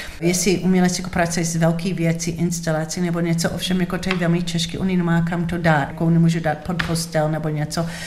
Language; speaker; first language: Czech; non-native, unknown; English